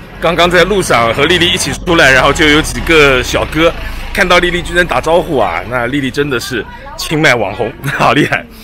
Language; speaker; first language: Chinese; native; Chinese